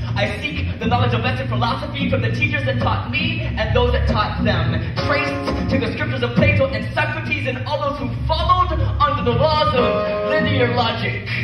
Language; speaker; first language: English; native; English